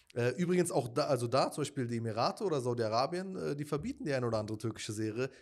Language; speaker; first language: German; native; German